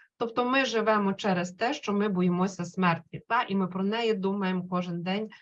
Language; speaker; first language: Ukrainian; native; Ukrainian